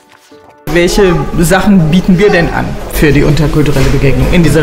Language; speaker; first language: German; native; German